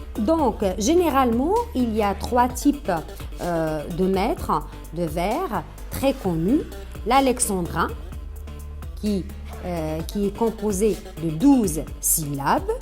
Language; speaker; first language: French; non-native, local second language; Arabic